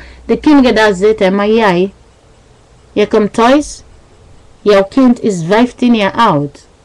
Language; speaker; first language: Dutch; non-native, learner; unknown